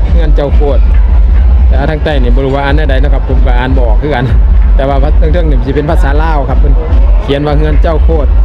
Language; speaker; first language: Thai; non-native, local second language; Northeastern Thai